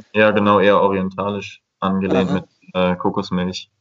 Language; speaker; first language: German; native; German